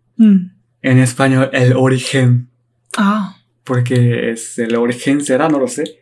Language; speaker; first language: Spanish; non-native, learner; Korean